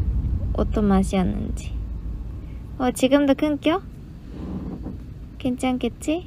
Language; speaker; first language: Korean; non-native, fluent; Japanese